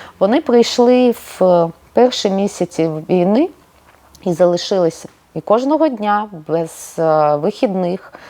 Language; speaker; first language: Ukrainian; non-native, local second language; Russian